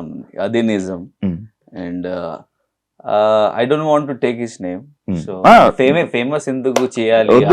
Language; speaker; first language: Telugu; non-native, local second language; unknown